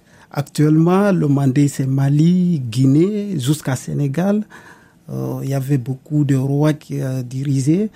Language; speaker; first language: French; non-native, local second language; Bambara